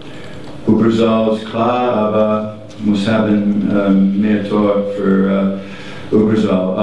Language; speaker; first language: German; non-native, learner; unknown